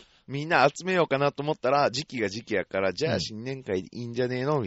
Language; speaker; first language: Japanese; native; Japanese